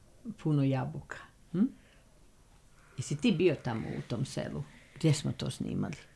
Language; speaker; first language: Serbian; native; Serbian